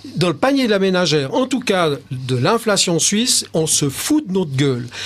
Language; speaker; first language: French; native; French